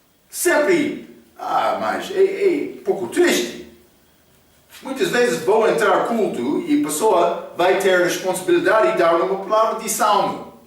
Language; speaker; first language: Portuguese; non-native, fluent; English